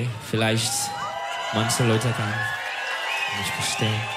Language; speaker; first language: German; non-native, learner; Turkish